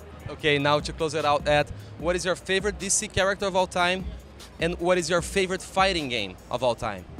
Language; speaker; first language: English; non-native, fluent; Portuguese